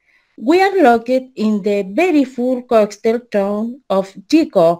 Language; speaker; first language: English; non-native, learner; Spanish